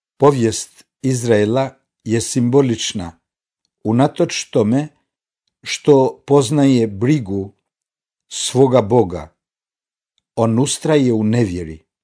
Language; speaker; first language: Croatian; non-native, fluent; Albanian